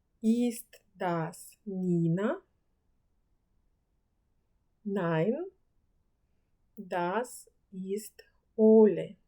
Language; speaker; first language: German; non-native, fluent; Ukrainian